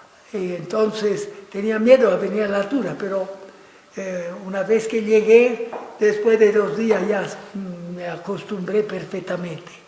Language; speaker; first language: Spanish; non-native, fluent; Italian